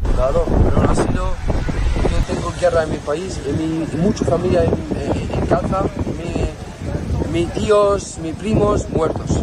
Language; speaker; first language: Spanish; non-native, learner; Arabic